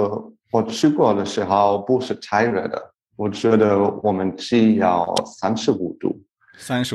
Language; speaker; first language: Chinese; non-native, learner; English